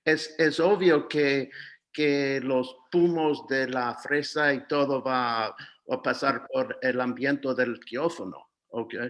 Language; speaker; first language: Spanish; non-native, fluent; English